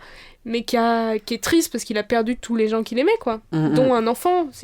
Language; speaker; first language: French; native; French